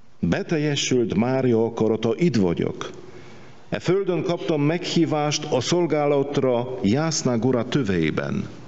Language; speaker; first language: Hungarian; non-native, fluent; Polish